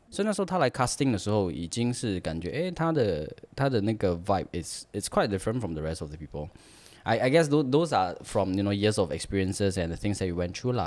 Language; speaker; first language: English; non-native, local second language; Chinese